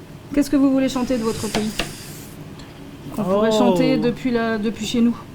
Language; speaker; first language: French; native; French